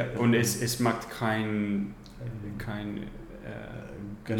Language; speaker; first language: German; non-native, learner; English